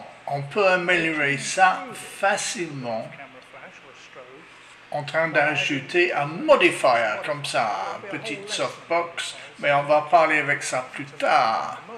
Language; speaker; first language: French; non-native, learner; English